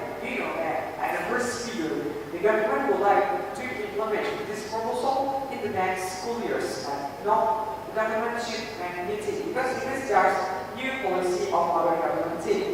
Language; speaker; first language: English; non-native, learner; Indonesian